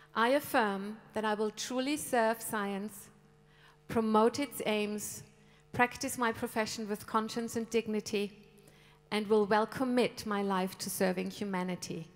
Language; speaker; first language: English; non-native, fluent; German